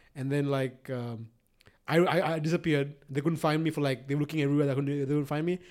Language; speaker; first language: English; non-native, local second language; Sinhala